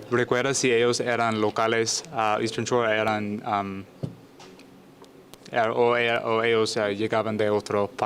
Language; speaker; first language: Spanish; non-native, learner; English